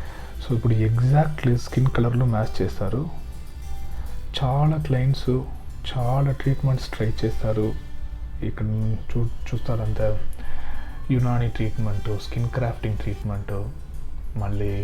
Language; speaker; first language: Telugu; non-native, learner; Kannada